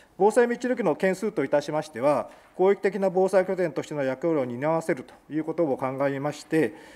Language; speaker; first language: Japanese; native; Japanese